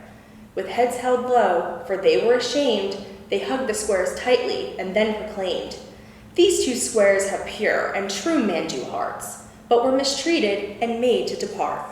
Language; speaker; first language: English; native; English